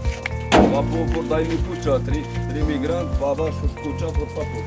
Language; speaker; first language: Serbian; non-native, learner; Arabic